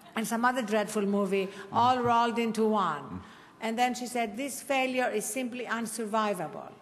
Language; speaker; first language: English; non-native, fluent; Greek